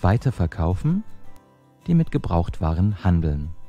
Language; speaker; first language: German; non-native, fluent; Persian